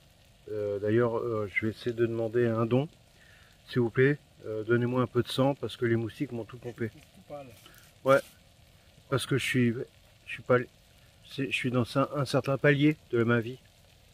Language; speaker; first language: French; native; French